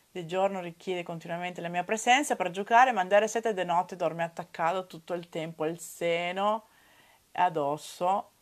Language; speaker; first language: Italian; non-native, fluent; Spanish